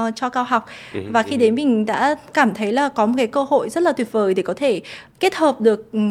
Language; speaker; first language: Vietnamese; early bilingual, heritage; Vietnamese